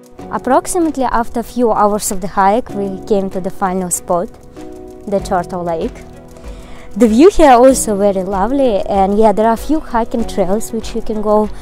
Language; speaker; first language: English; non-native, fluent; Russian